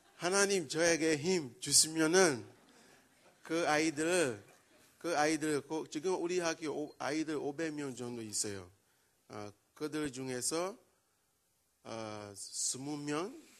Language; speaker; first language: Korean; non-native, learner; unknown